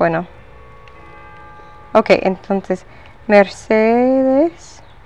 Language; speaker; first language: Spanish; non-native, learner; English